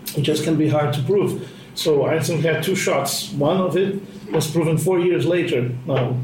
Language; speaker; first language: English; non-native, fluent; Portuguese